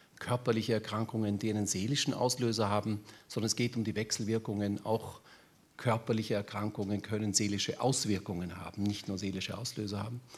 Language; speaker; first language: German; native; German